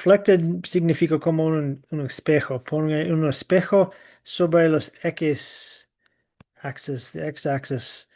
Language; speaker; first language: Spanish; non-native, fluent; English